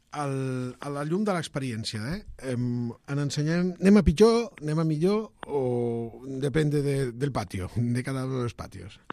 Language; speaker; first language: Catalan; native; Catalan